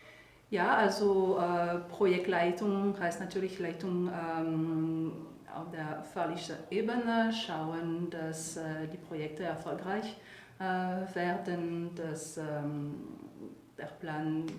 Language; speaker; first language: German; non-native, fluent; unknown